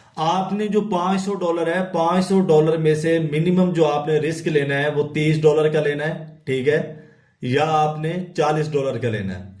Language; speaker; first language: Urdu; non-native, local second language; Punjabi